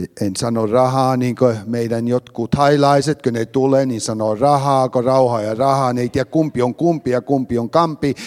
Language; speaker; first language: Finnish; early bilingual, heritage; Finnish